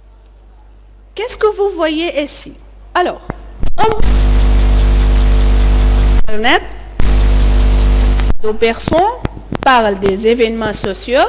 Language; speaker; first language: French; non-native, fluent; Arabic